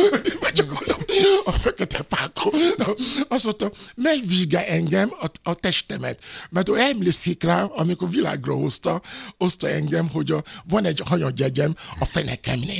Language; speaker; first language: Hungarian; non-native, fluent; Yoruba